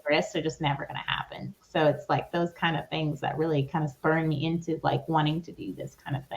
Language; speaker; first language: English; native; English